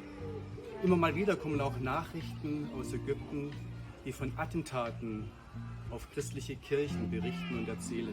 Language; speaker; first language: German; native; German